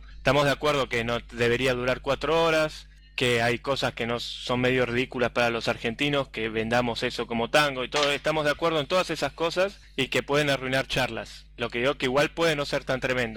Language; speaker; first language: Spanish; native; Spanish